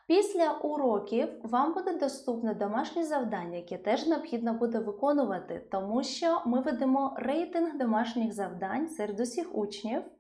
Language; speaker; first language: English; non-native, fluent; Ukrainian